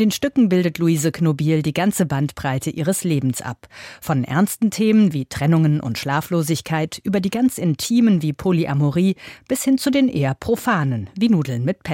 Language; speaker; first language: German; native; German